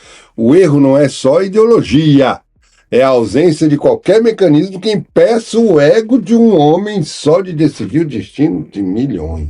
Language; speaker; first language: Portuguese; native; Portuguese